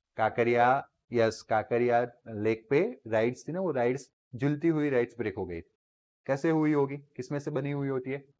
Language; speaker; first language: Hindi; non-native, local second language; Gujarati